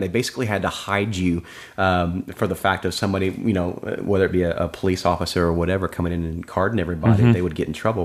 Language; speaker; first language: English; native; English